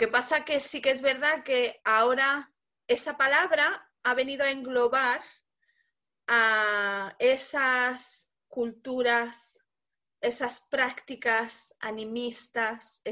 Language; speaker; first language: Spanish; native; Spanish